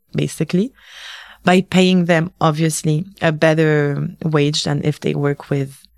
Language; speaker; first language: English; native; English